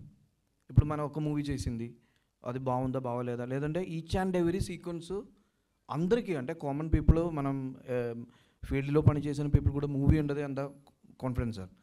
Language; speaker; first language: Telugu; non-native, learner; Malayalam